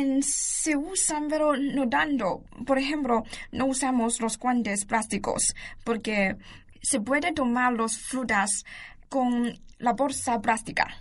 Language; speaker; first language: Spanish; non-native, learner; Chinese